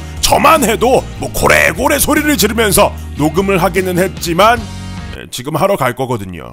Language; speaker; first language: Korean; native; Korean